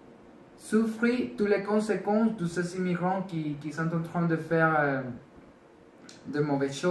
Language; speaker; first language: French; non-native, learner; Spanish